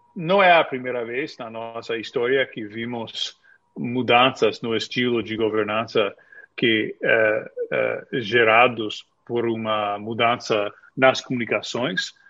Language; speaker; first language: Portuguese; non-native, fluent; English